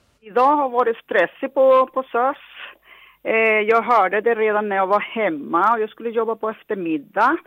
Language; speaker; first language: Swedish; non-native, local second language; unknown